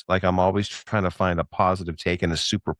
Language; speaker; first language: English; native; English